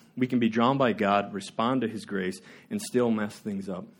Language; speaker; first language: English; native; English